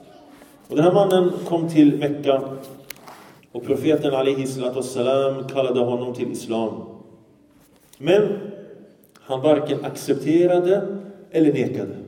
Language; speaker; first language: Swedish; early bilingual, other home language; Arabic